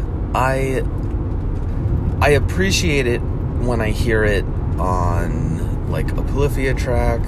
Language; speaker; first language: English; native; English